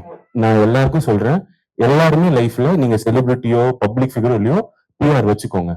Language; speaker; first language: Tamil; native; Tamil